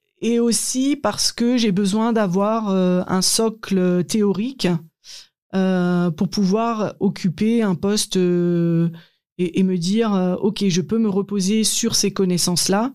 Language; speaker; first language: French; native; French